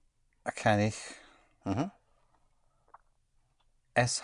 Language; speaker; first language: German; non-native, learner; English